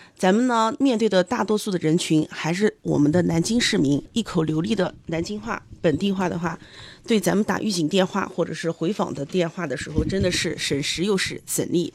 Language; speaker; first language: Chinese; native; Chinese